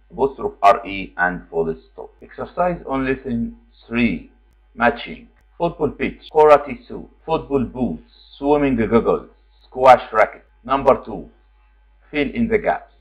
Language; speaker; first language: English; non-native, fluent; Arabic